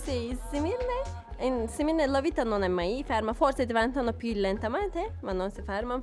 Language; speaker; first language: Italian; non-native, learner; Turkish